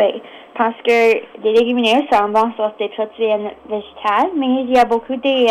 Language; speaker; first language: French; non-native, local second language; English